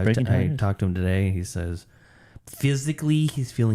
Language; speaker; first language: English; native; English